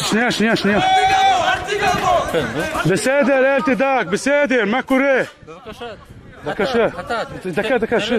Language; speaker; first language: Hebrew; non-native, learner; Arabic